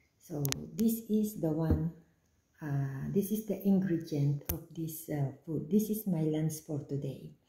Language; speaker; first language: English; non-native, local second language; Filipino